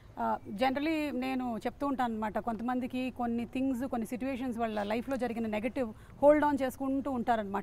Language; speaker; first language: Telugu; native; Telugu